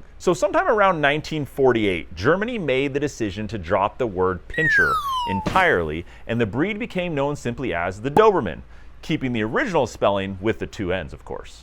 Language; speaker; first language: English; native; English